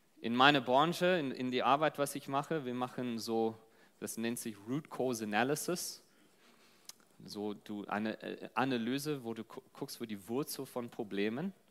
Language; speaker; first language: German; non-native, fluent; English